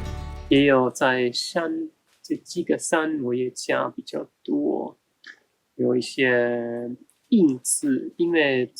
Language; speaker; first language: Chinese; non-native, fluent; German